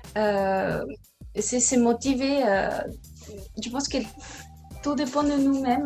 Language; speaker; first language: French; non-native, learner; Spanish